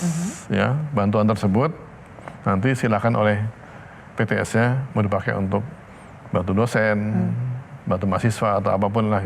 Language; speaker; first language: Indonesian; native; Indonesian